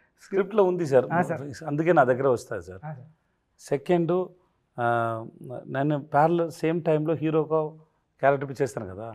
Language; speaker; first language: Telugu; non-native, learner; Tamil